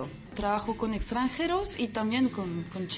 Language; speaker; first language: Spanish; early bilingual, heritage; French